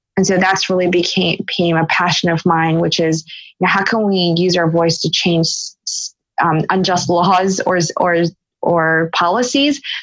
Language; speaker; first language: English; native; English